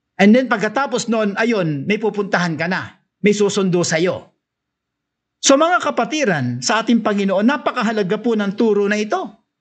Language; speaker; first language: Filipino; non-native, local second language; Cebuano